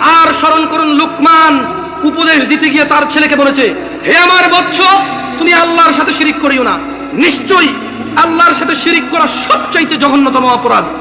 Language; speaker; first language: Bangla; early bilingual, heritage; Bangla